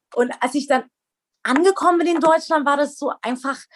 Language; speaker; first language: German; early bilingual, other home language; Persian